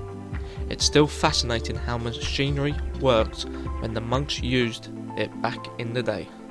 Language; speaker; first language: English; non-native, fluent; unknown